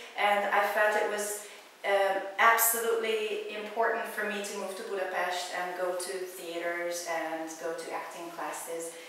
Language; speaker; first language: English; non-native, fluent; Hungarian